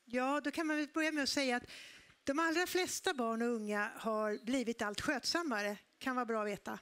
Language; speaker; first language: Swedish; native; Swedish